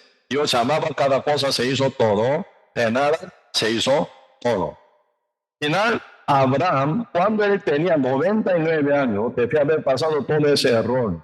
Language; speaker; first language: Spanish; non-native, learner; Korean